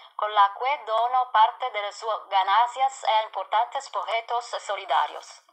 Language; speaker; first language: Spanish; non-native, learner; Italian